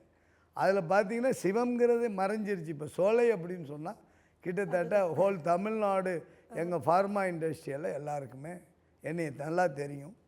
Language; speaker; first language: Tamil; native; Tamil